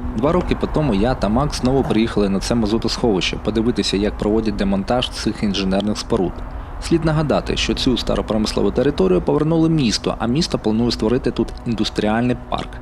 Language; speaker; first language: Ukrainian; non-native, local second language; Russian